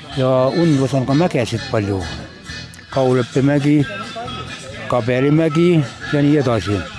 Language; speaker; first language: Estonian; native; Estonian